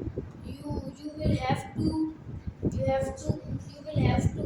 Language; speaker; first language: English; non-native, learner; Hindi